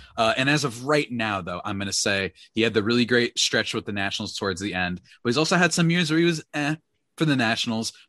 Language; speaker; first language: English; native; English